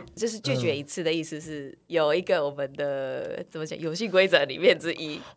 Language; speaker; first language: Chinese; non-native, fluent; Japanese